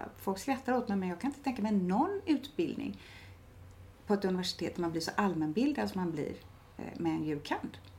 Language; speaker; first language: Swedish; native; Swedish